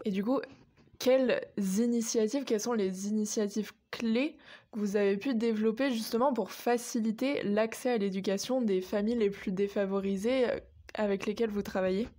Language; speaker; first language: French; native; French